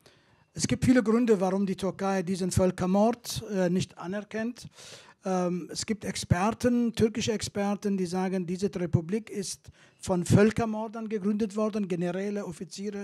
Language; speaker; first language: German; non-native, fluent; Kurdish